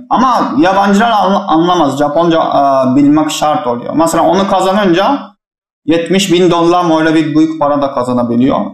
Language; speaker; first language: Turkish; non-native, fluent; Japanese